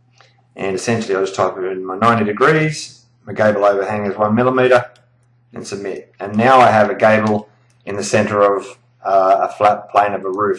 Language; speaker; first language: English; native; English